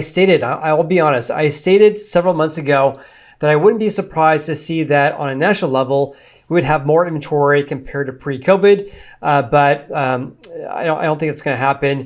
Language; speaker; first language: English; native; English